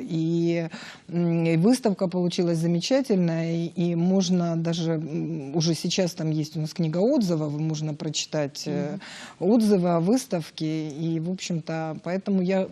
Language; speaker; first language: Russian; native; Russian